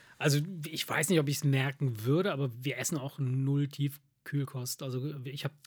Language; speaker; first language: German; early bilingual, other home language; Italian